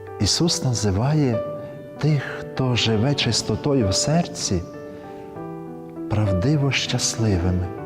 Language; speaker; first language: Ukrainian; native; Ukrainian